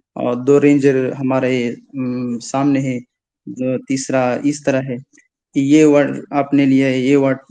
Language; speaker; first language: Urdu; non-native, local second language; Pashto